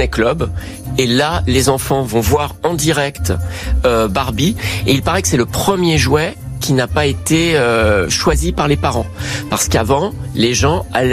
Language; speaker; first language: French; native; French